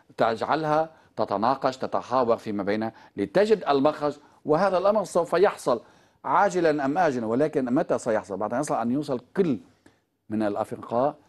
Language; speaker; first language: Arabic; native; Arabic